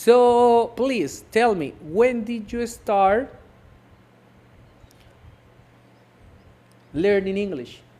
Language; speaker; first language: English; non-native, local second language; Spanish